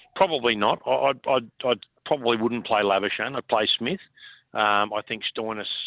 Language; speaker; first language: English; native; English